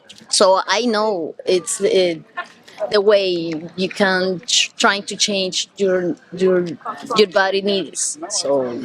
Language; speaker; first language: English; non-native, learner; Spanish